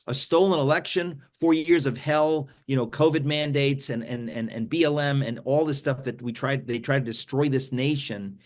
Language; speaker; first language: English; native; English